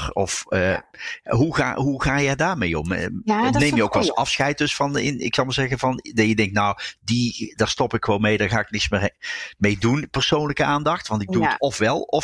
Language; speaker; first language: Dutch; native; Dutch